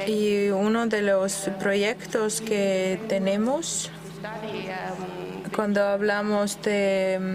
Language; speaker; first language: Spanish; non-native, fluent; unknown